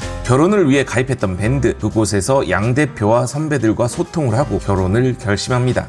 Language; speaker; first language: Korean; native; Korean